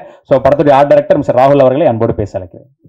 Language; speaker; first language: Tamil; native; Tamil